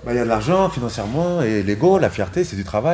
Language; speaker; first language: French; native; French